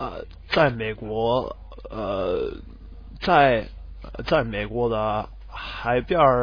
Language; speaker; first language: Chinese; non-native, learner; English